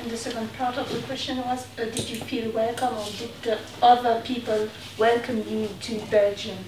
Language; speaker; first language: English; non-native, fluent; French